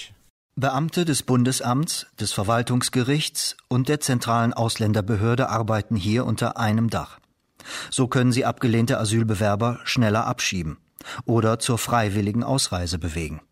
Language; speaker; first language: German; native; German